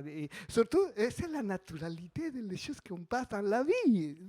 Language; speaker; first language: French; non-native, fluent; Spanish